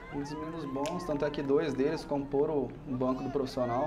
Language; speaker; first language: Portuguese; native; Portuguese